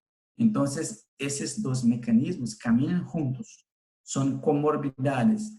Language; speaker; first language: Spanish; non-native, fluent; Portuguese